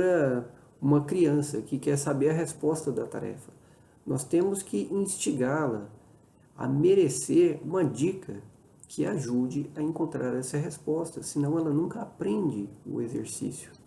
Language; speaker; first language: Portuguese; native; Portuguese